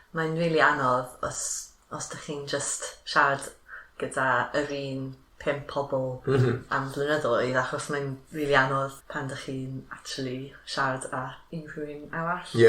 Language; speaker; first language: Welsh; non-native, local second language; English